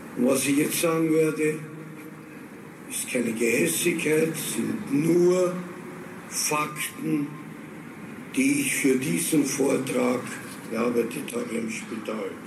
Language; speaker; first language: German; native; German